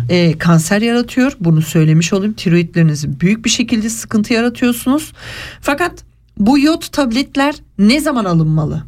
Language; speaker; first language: Turkish; early bilingual, heritage; Turkish